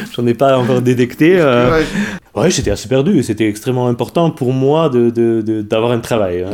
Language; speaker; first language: French; non-native, fluent; German